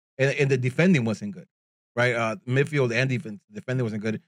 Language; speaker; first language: English; early bilingual, other home language; Spanish